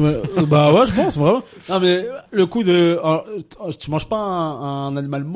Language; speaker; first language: French; native; French